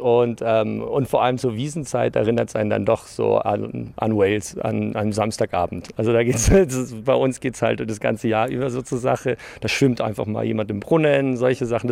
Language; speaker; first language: German; non-native, fluent; English